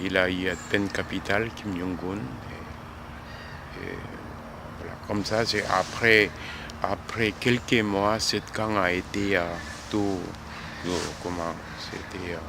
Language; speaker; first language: French; non-native, learner; Korean